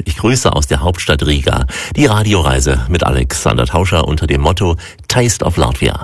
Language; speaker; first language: German; native; German